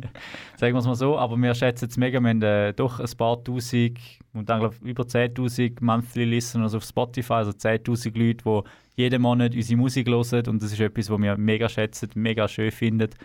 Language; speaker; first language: German; native; German